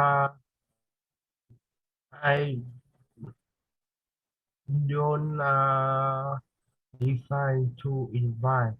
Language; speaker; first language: English; non-native, learner; Vietnamese